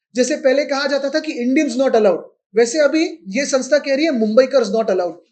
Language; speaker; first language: Hindi; non-native, local second language; Marathi